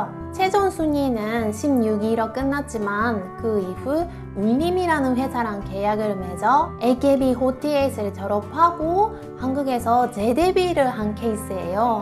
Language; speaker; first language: Korean; non-native, fluent; Japanese